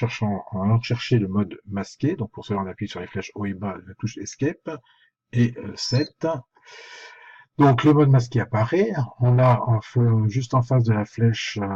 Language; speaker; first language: French; native; French